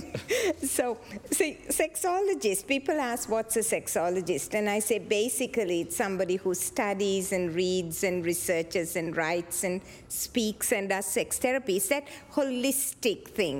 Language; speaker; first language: English; non-native, local second language; Tamil